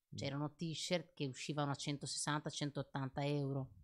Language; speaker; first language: Italian; early bilingual, other home language; Arabic